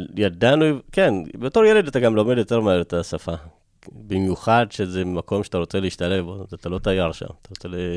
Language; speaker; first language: Hebrew; early bilingual, other home language; Amharic